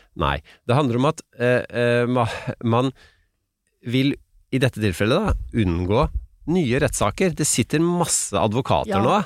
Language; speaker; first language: Norwegian; native; Norwegian